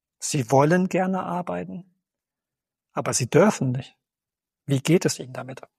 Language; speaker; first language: German; native; German